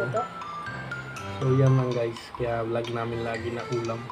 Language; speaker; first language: Filipino; non-native, learner; Punjabi